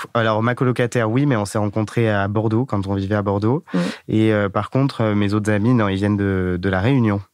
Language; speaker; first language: French; native; French